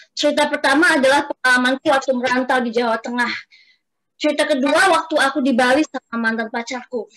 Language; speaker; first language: Indonesian; native; Indonesian